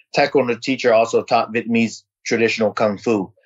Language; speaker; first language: English; early bilingual, other home language; Vietnamese